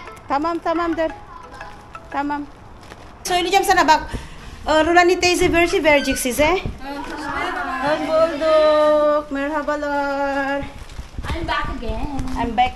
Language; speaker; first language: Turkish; non-native, learner; Filipino